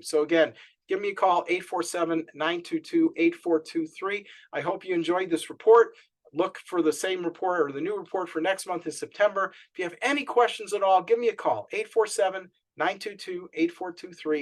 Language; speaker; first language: English; native; English